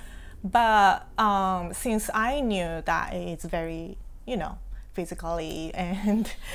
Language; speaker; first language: English; non-native, fluent; Japanese